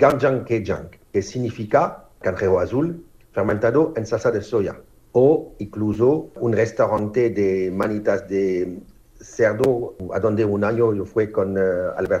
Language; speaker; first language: Spanish; non-native, fluent; French